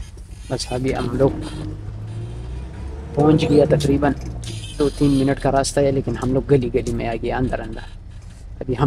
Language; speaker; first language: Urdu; non-native, local second language; Pashto